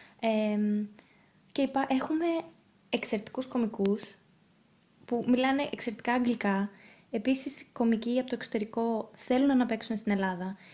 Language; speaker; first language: Greek; early bilingual, heritage; Greek